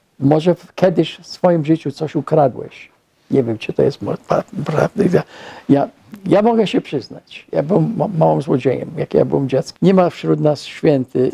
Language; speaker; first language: Polish; non-native, fluent; English